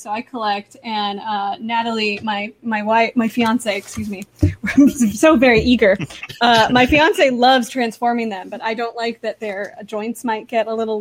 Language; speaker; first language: English; native; English